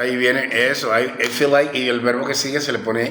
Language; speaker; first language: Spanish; native; Spanish